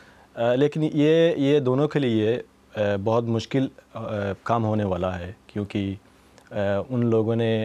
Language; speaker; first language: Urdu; non-native, fluent; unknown